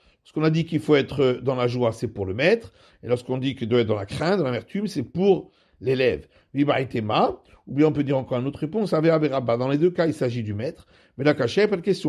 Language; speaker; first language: French; native; French